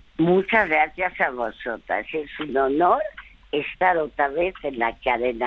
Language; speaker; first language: Spanish; early bilingual, other home language; French